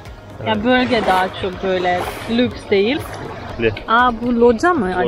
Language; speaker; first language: Turkish; non-native, fluent; Slovenian